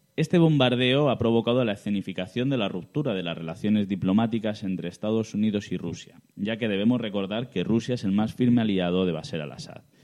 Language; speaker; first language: Spanish; native; Spanish